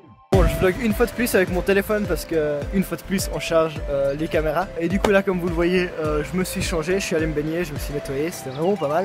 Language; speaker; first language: French; native; French